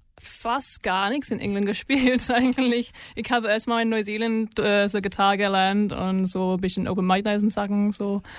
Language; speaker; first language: German; non-native, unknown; English